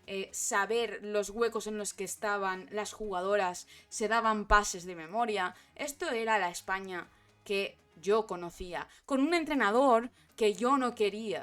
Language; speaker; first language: Spanish; native; Spanish